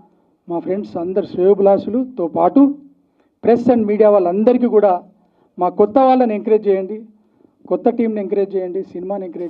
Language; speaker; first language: Telugu; native; Telugu